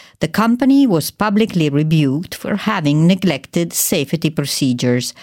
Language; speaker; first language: English; non-native, fluent; Italian